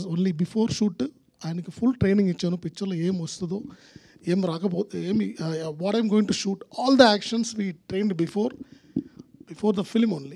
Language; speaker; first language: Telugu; non-native, learner; Tamil